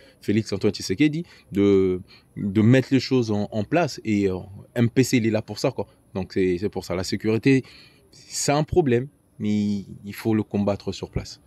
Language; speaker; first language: French; early bilingual, other home language; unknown